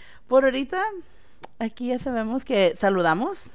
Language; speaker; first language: Spanish; early bilingual, heritage; Spanish